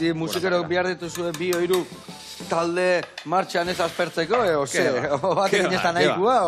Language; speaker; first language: Basque; native; Basque